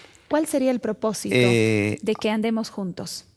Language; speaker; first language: Spanish; native; Spanish